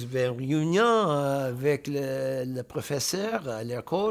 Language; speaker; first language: French; non-native, fluent; English